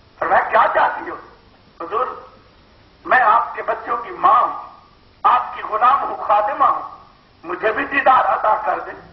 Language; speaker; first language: Urdu; non-native, local second language; Sindhi